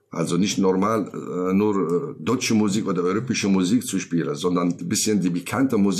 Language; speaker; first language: German; non-native, learner; Kurdish